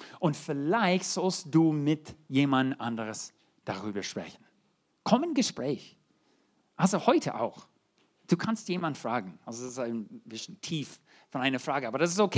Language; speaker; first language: German; non-native, fluent; English